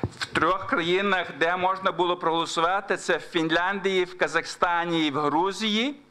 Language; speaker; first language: Ukrainian; early bilingual, heritage; Ukrainian